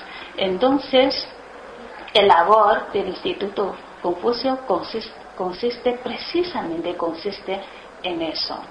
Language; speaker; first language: Spanish; non-native, learner; Chinese